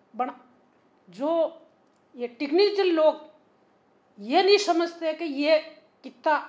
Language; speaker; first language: Hindi; native; Hindi